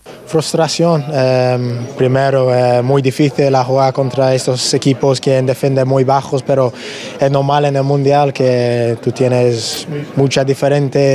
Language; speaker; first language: Spanish; non-native, learner; English